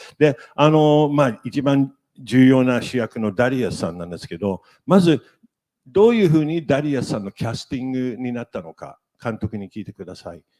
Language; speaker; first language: Japanese; native; Japanese